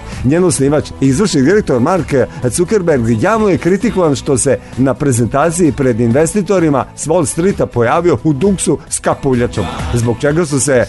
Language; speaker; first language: Serbian; native; Serbian